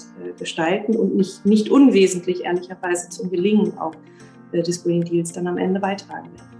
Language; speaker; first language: German; native; German